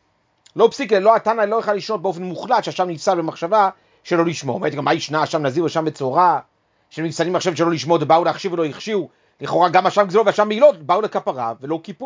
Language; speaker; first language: Hebrew; native; Hebrew